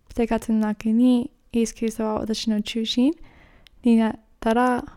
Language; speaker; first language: Japanese; non-native, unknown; English